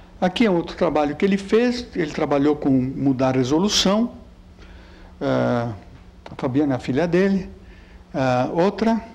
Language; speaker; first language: Portuguese; early bilingual, other home language; Italian